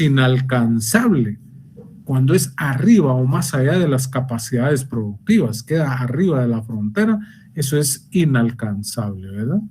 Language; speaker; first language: Spanish; native; Spanish